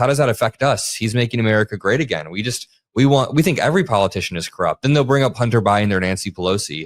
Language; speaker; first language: English; native; English